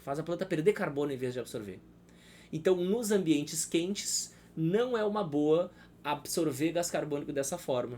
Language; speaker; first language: Portuguese; native; Portuguese